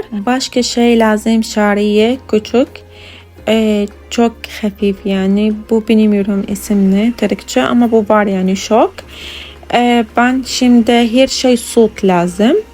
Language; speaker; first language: Turkish; non-native, learner; Arabic